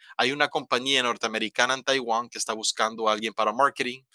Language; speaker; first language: Spanish; native; Spanish